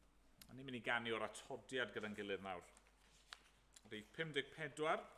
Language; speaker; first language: Welsh; native; Welsh